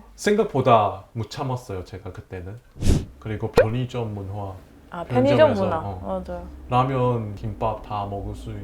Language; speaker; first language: Korean; non-native, fluent; Chinese